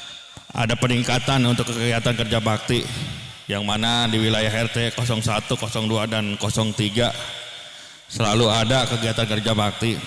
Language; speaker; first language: Indonesian; native; Indonesian